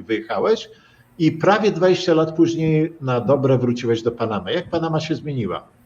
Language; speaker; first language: Polish; native; Polish